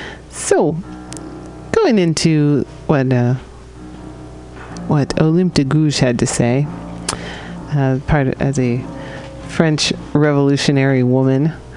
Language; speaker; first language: English; native; English